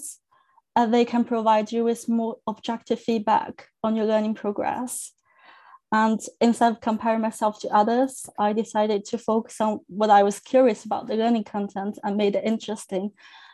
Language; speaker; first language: English; non-native, fluent; Chinese